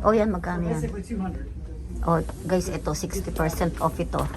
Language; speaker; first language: Filipino; native; Filipino